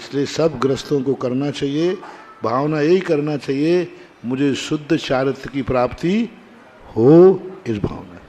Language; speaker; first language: Hindi; native; Hindi